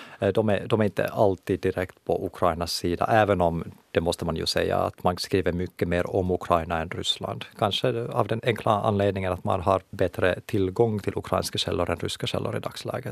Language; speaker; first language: Swedish; non-native, local second language; Finnish